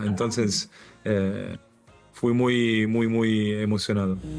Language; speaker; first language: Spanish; non-native, learner; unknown